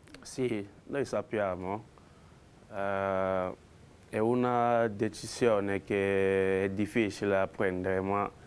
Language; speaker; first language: Italian; non-native, learner; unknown